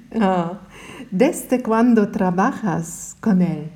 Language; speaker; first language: Spanish; non-native, learner; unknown